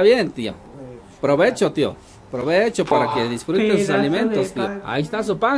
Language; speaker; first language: Spanish; native; Spanish